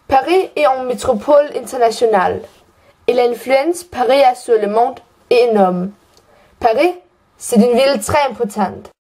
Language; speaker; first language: French; non-native, learner; Danish